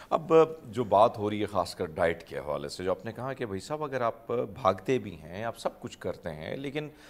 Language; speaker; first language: Urdu; non-native, local second language; Punjabi